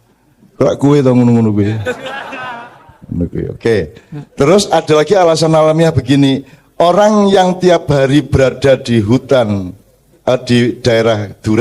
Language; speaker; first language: Indonesian; native; Indonesian